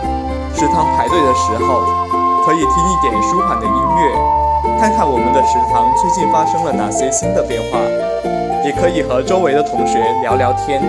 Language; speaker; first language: Chinese; native; Chinese